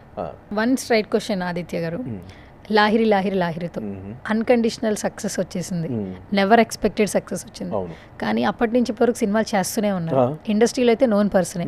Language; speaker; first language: Telugu; native; Telugu